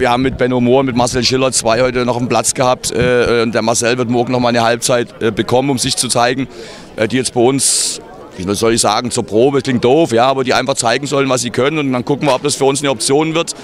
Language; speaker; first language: German; native; German